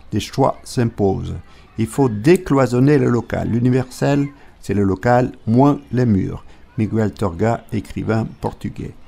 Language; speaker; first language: French; native; French